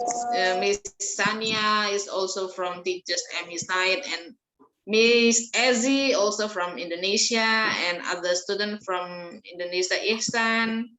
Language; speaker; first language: English; non-native, fluent; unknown